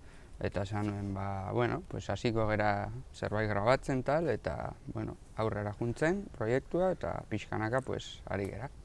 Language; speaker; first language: Basque; non-native, local second language; Spanish